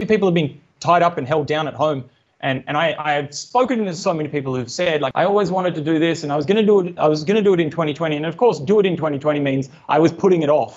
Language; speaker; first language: English; native; English